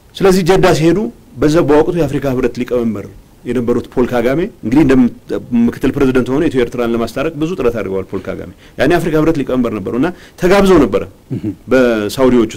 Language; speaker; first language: Amharic; non-native, local second language; Tigrinya